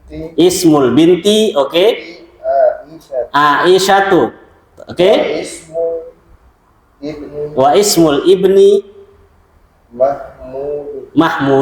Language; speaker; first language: Arabic; non-native, fluent; Indonesian